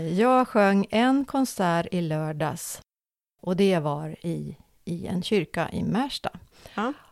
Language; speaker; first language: Swedish; native; Swedish